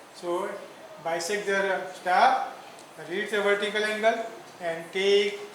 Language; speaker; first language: English; non-native, local second language; Gujarati